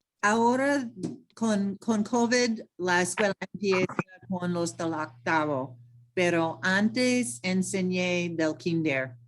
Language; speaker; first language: Spanish; non-native, fluent; English